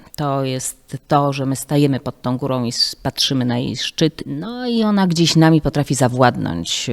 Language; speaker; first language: Polish; native; Polish